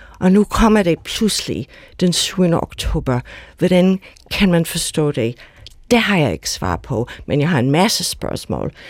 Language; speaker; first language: Danish; non-native, fluent; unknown